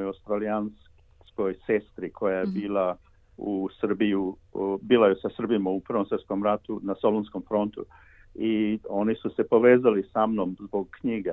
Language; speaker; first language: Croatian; early bilingual, heritage; Croatian